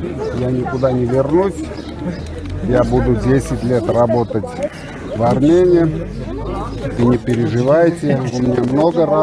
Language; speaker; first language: Russian; non-native, local second language; Armenian